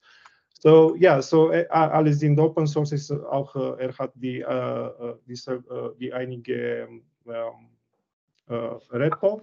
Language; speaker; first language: German; non-native, learner; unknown